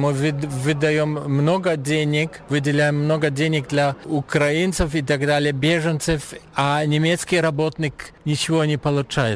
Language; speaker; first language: Russian; non-native, fluent; German